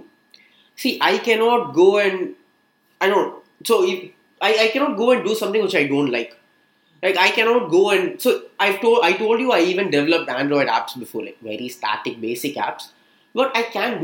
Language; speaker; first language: English; non-native, local second language; Tamil